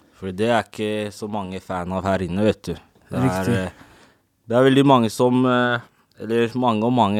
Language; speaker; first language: Norwegian; native; Norwegian